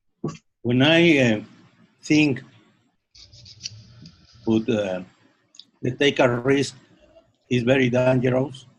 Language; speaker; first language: English; non-native, learner; Spanish